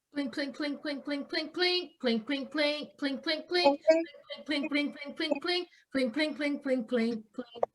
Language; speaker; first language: Spanish; early bilingual, heritage; Spanish